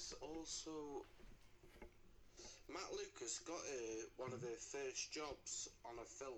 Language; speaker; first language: English; native; English